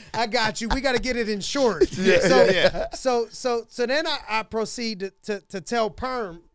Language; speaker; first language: English; native; English